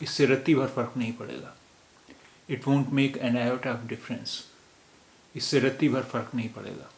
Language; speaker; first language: Hindi; native; Hindi